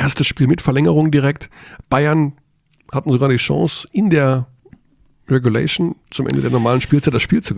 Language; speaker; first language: German; native; German